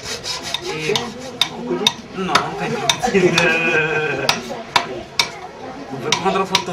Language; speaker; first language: French; non-native, local second language; Malagasy